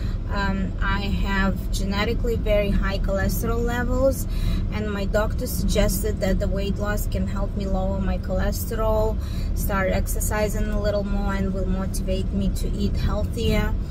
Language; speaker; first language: English; non-native, fluent; Russian